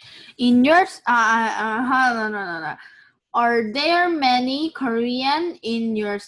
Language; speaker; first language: English; non-native, learner; Korean